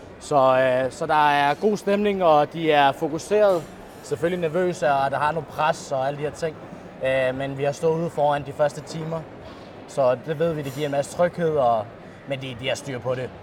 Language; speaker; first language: Danish; native; Danish